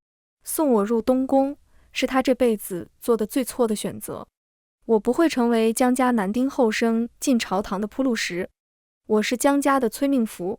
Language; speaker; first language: Chinese; native; Chinese